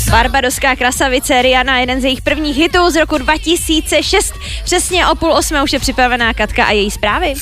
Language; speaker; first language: Czech; native; Czech